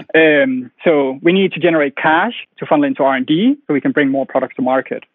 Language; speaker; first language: English; non-native, fluent; Danish